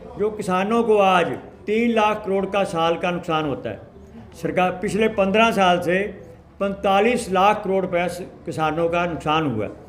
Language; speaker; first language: Hindi; native; Hindi